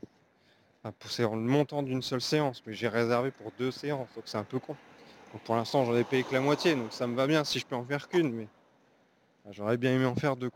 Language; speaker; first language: French; native; French